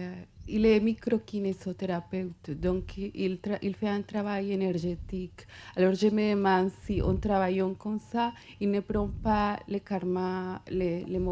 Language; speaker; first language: French; non-native, fluent; Spanish